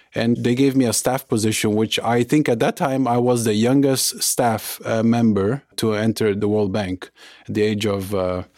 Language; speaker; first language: English; early bilingual, other home language; Portuguese